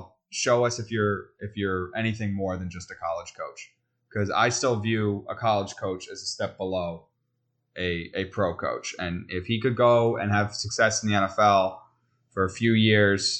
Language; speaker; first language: English; native; English